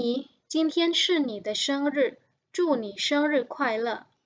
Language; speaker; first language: Chinese; non-native, fluent; Indonesian